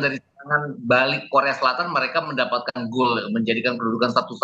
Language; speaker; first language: Indonesian; native; Indonesian